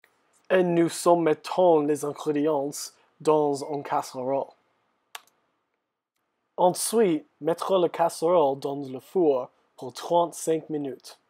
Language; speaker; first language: French; non-native, learner; English